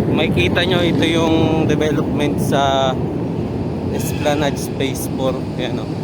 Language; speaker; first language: Filipino; native; Filipino